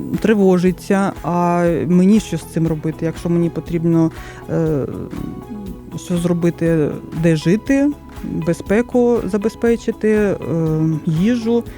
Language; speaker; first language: Ukrainian; non-native, local second language; Russian